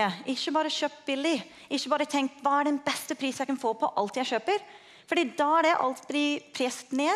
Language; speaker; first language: Norwegian; non-native, fluent; English